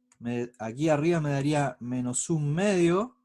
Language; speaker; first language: Spanish; native; Spanish